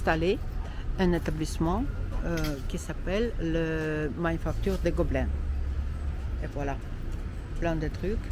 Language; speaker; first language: French; non-native, fluent; Russian